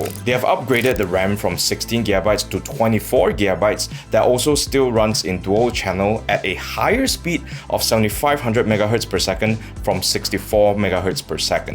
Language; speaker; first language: English; native; English